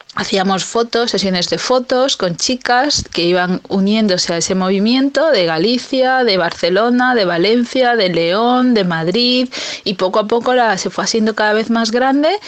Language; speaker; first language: Spanish; native; Spanish